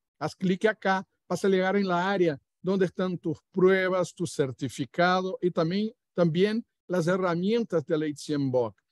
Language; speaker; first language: Spanish; non-native, fluent; Portuguese